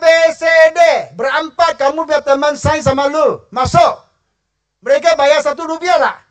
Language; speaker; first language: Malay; non-native, local second language; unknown